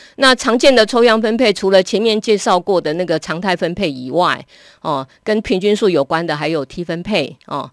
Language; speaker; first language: Chinese; native; Chinese